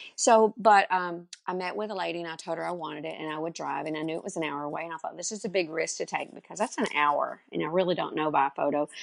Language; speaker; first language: English; native; English